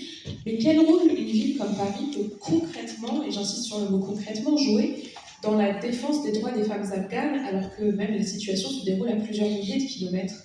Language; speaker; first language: French; native; French